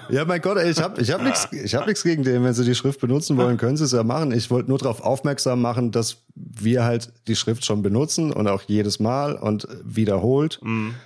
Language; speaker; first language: German; native; German